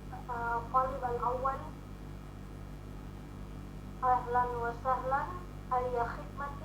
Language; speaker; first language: Arabic; non-native, learner; Indonesian